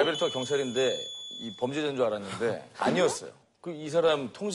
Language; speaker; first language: Korean; native; Korean